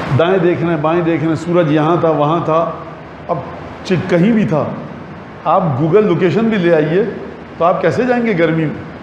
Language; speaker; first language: Urdu; native; Urdu